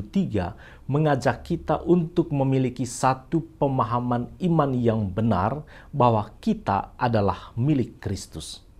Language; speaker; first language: Indonesian; native; Indonesian